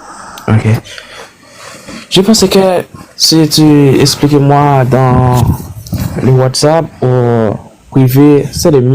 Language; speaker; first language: French; non-native, learner; Haitian Creole